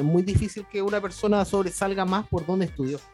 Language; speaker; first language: Spanish; native; Spanish